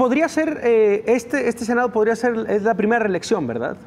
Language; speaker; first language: Spanish; native; Spanish